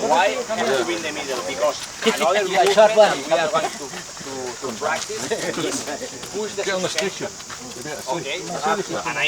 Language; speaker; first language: English; non-native, fluent; Spanish